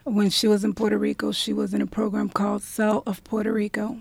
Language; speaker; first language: English; non-native, local second language; Spanish